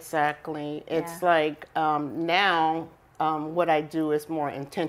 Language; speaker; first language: English; native; English